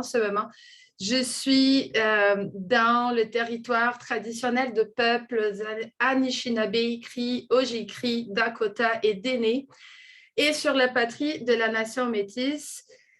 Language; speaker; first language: French; non-native, fluent; Portuguese